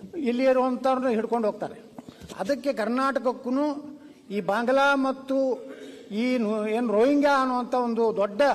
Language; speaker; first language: Kannada; native; Kannada